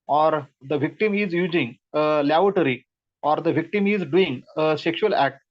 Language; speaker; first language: English; non-native, local second language; Marathi